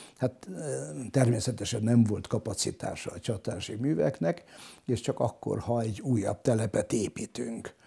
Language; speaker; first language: Hungarian; non-native, local second language; German